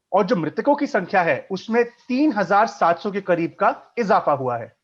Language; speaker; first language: Hindi; native; Hindi